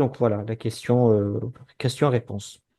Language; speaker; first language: French; non-native, fluent; Azerbaijani